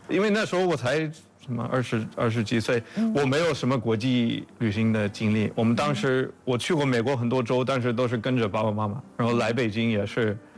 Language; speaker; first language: Chinese; non-native, fluent; English